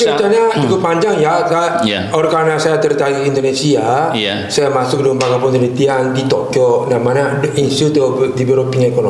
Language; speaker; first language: Indonesian; non-native, fluent; Japanese